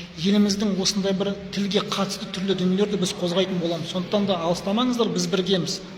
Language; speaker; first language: Kazakh; non-native, local second language; Russian